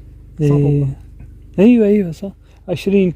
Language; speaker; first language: Arabic; non-native, learner; Urdu